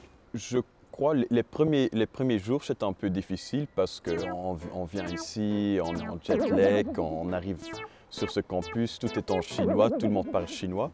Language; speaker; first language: French; non-native, fluent; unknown